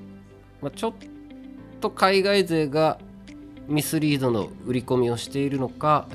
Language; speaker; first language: Japanese; native; Japanese